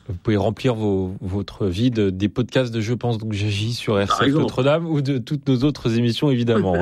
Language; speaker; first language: French; native; French